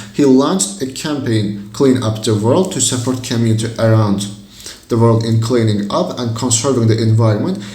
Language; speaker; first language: English; non-native, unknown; Azerbaijani